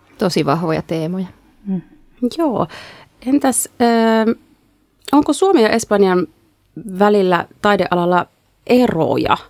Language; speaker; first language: Finnish; native; Finnish